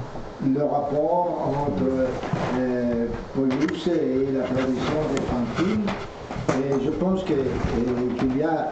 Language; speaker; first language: French; non-native, learner; Italian